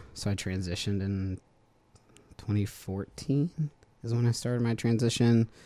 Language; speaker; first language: English; native; English